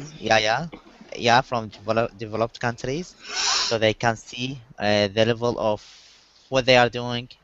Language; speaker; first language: English; non-native, learner; Arabic